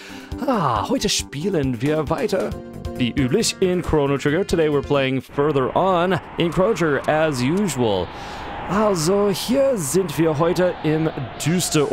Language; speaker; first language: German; non-native, fluent; English